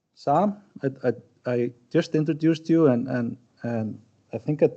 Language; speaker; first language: English; non-native, fluent; Icelandic